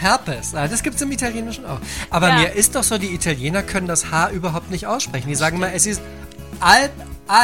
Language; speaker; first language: German; native; German